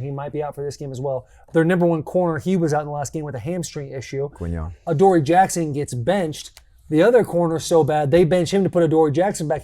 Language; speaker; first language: English; native; English